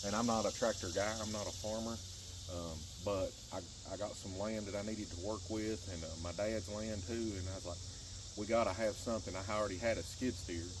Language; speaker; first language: English; native; English